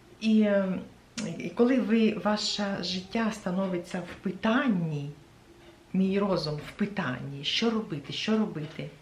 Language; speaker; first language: Ukrainian; native; Ukrainian